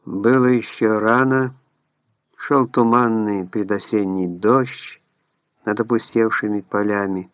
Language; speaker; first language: Russian; native; Russian